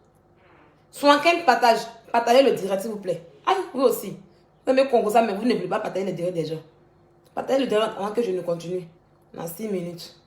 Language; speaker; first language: French; native; French